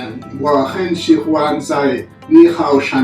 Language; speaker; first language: Chinese; non-native, learner; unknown